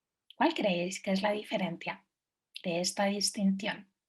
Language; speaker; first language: Spanish; native; Spanish